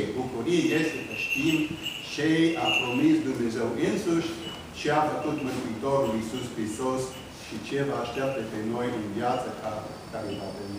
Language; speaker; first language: Romanian; early bilingual, heritage; Romanian